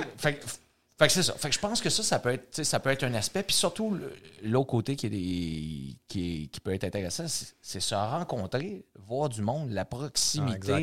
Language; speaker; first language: French; native; French